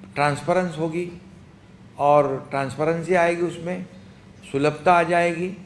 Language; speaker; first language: Hindi; non-native, local second language; Marathi